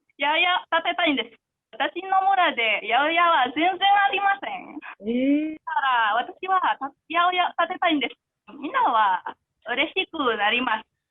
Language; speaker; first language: Japanese; non-native, learner; Indonesian